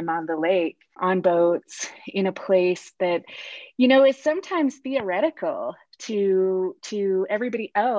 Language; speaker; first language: English; native; English